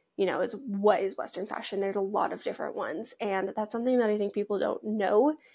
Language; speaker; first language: English; native; English